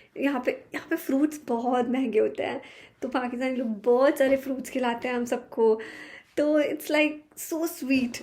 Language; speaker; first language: Hindi; native; Hindi